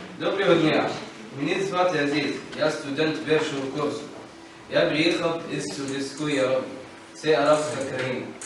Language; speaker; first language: Ukrainian; non-native, learner; Arabic